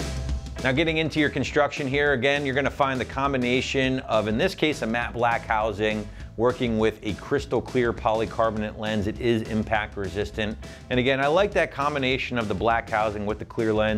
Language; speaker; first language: English; native; English